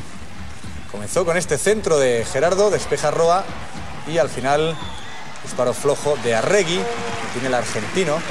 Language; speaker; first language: Spanish; native; Spanish